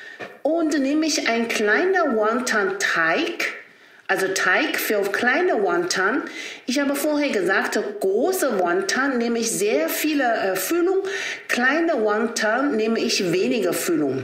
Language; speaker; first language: German; non-native, learner; Chinese